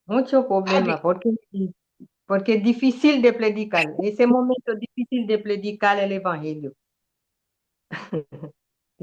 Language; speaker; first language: Spanish; non-native, learner; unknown